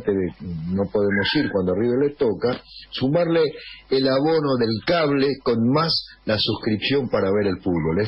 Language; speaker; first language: Spanish; native; Spanish